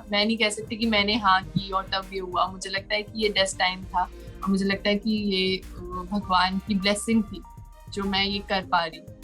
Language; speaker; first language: Hindi; native; Hindi